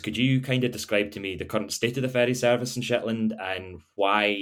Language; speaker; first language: English; native; English